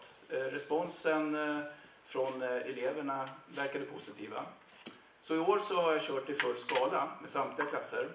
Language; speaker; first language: Swedish; native; Swedish